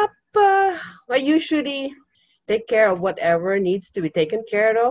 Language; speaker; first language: English; non-native, local second language; Cebuano